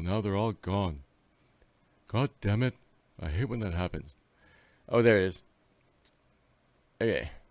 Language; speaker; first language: English; early bilingual, other home language; French